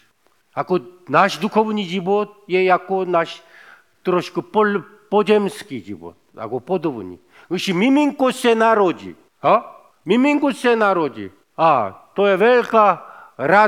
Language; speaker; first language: Czech; non-native, fluent; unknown